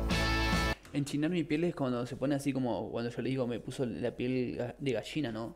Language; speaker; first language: Spanish; native; Spanish